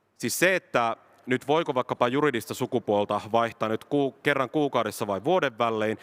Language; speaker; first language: Finnish; native; Finnish